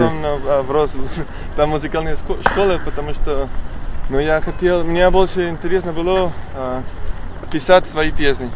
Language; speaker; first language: Russian; non-native, learner; Spanish